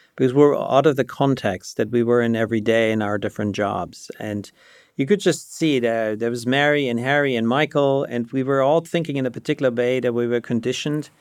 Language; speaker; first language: English; non-native, fluent; German